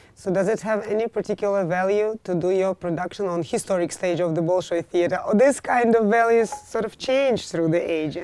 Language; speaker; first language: English; non-native, fluent; Russian